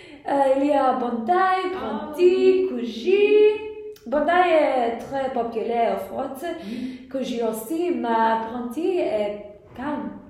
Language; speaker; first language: French; non-native, learner; English